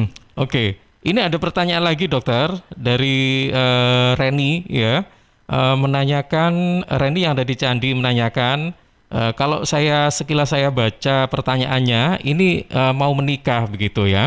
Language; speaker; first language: Indonesian; native; Indonesian